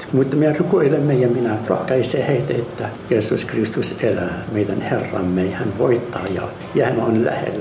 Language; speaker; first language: Finnish; non-native, learner; Arabic